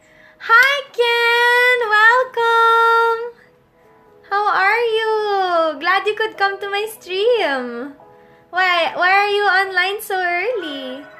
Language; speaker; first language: English; non-native, local second language; Filipino